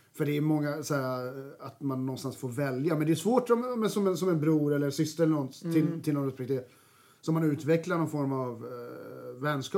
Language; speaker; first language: Swedish; early bilingual, other home language; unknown